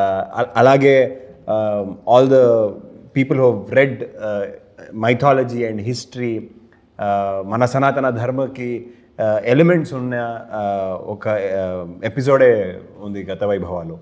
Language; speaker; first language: Telugu; non-native, learner; Kannada